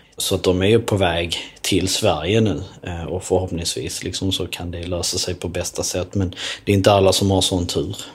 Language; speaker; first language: Swedish; early bilingual, other home language; Albanian